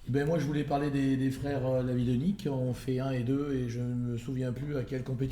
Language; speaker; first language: French; native; French